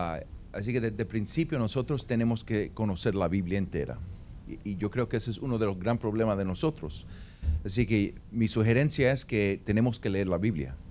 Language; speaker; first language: Spanish; early bilingual, heritage; Spanish